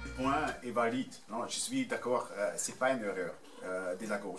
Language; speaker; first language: French; non-native, fluent; German